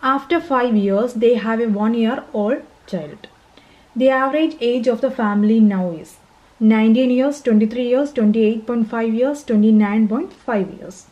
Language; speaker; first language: English; non-native, local second language; Malayalam